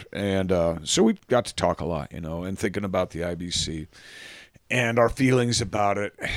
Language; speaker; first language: English; native; English